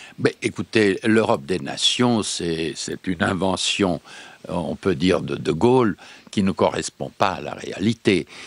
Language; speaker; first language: French; non-native, fluent; Serbian